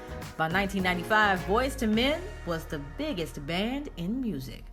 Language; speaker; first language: English; native; English